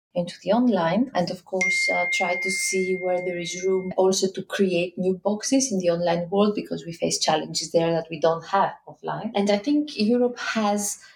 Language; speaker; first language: English; non-native, fluent; Greek